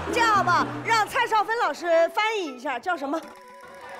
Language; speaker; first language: Chinese; native; Chinese